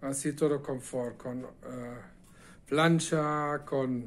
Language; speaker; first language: Spanish; non-native, fluent; German